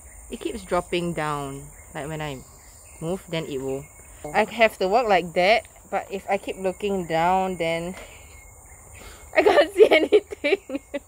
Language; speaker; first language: English; non-native, local second language; Chinese